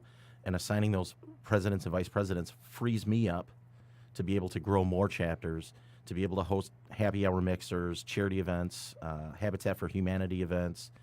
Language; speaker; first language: English; native; English